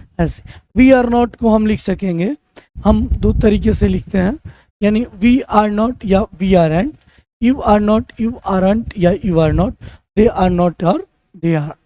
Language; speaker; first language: Hindi; native; Hindi